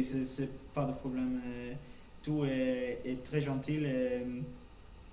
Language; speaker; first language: French; non-native, learner; Norwegian